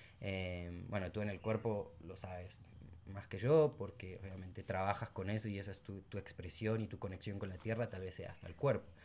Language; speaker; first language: Spanish; native; Spanish